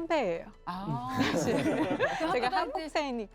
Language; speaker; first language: Korean; non-native, local second language; Chinese